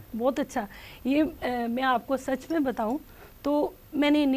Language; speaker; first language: Hindi; native; Hindi